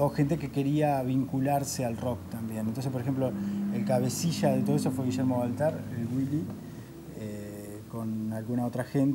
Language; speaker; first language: Spanish; native; Spanish